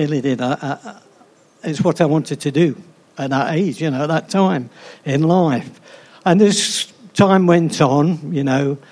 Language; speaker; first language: English; native; English